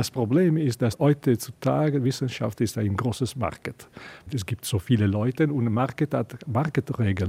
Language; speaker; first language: German; non-native, learner; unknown